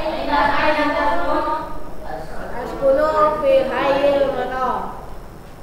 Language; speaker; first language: Arabic; non-native, learner; Indonesian